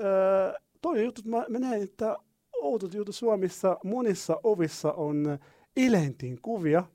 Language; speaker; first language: Finnish; non-native, fluent; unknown